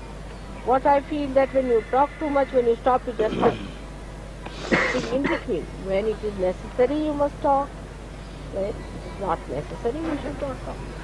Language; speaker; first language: English; non-native, local second language; Hindi